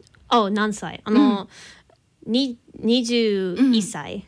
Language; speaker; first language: Japanese; non-native, learner; English